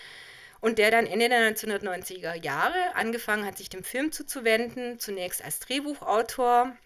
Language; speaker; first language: German; native; German